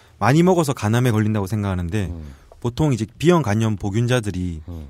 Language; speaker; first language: Korean; native; Korean